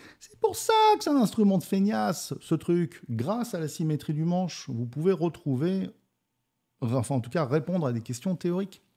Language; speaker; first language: French; native; French